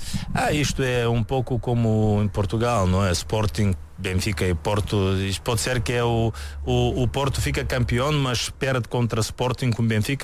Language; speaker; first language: Portuguese; non-native, learner; Bulgarian